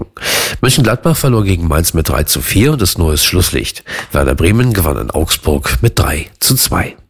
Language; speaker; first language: German; native; German